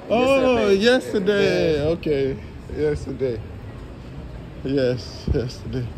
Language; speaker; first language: English; non-native, learner; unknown